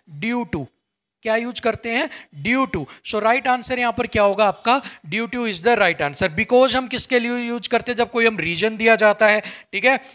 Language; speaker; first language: Hindi; native; Hindi